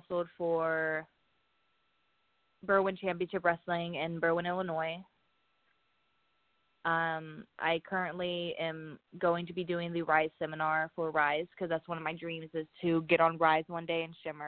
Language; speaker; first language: English; native; English